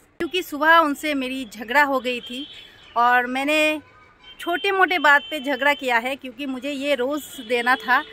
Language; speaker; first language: Hindi; non-native, local second language; Bangla